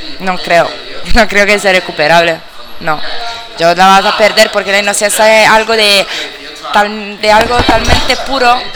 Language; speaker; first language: Spanish; non-native, learner; Italian